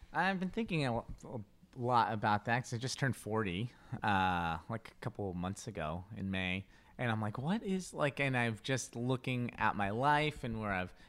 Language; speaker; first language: English; early bilingual, other home language; Spanish